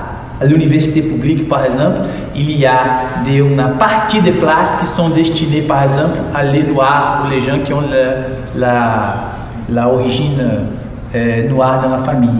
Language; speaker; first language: French; non-native, fluent; Portuguese